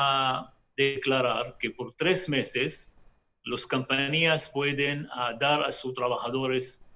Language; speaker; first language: Spanish; non-native, fluent; Hebrew